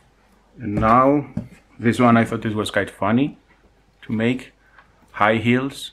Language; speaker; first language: English; non-native, fluent; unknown